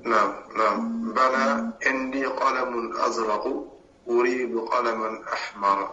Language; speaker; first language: Arabic; non-native, learner; French